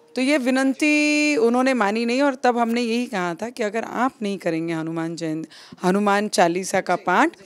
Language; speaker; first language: Hindi; non-native, local second language; Marathi